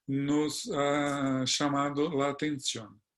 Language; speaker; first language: Spanish; non-native, fluent; Portuguese